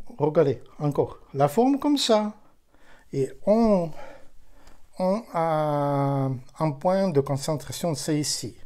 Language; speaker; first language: French; non-native, fluent; Ukrainian